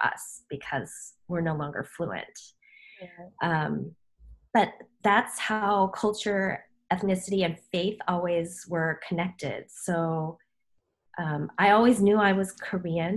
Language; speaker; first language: English; early bilingual, other home language; Korean